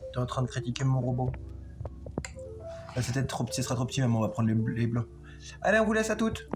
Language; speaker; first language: French; native; French